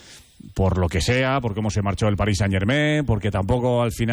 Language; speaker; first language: Spanish; native; Spanish